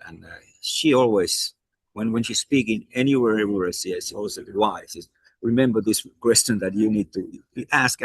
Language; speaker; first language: English; non-native, fluent; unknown